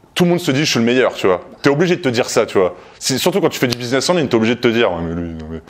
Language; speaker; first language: French; native; French